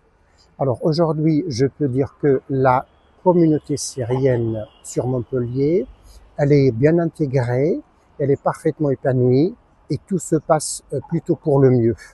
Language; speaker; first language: French; non-native, fluent; Arabic